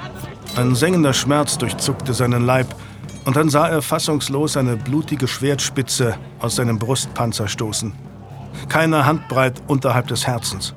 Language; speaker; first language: German; native; German